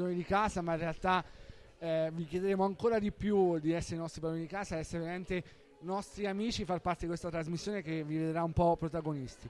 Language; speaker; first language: Italian; native; Italian